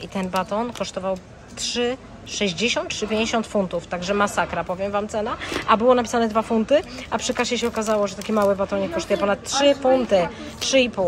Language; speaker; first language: Polish; native; Polish